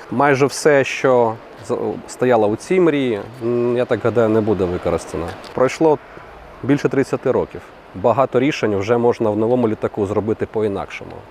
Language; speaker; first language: Ukrainian; non-native, local second language; Russian